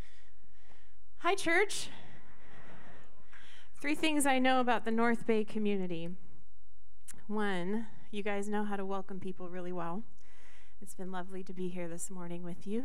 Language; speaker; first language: English; native; English